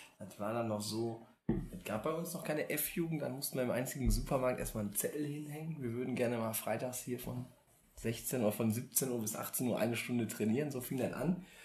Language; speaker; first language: German; native; German